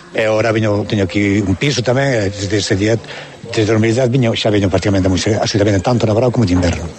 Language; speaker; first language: Galician; native; Galician